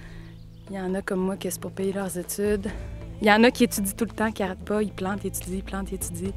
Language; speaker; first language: French; native; French